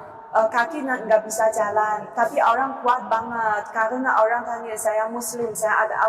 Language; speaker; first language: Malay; non-native, learner; Chinese